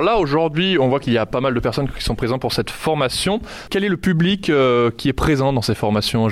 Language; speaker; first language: French; native; French